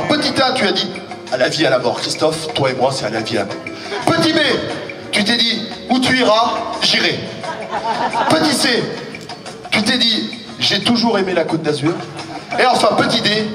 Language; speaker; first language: French; native; French